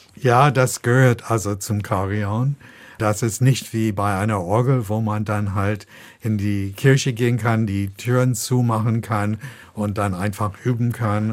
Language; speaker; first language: German; non-native, fluent; English